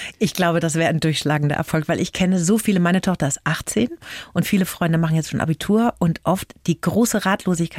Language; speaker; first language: German; native; German